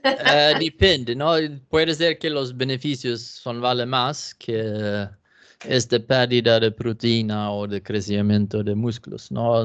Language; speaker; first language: Spanish; non-native, fluent; Swedish